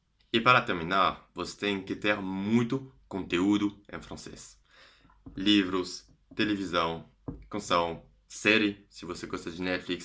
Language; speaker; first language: Portuguese; non-native, fluent; French